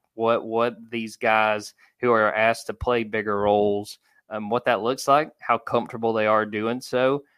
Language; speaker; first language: English; native; English